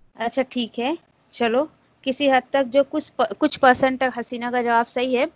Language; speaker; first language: Urdu; native; Urdu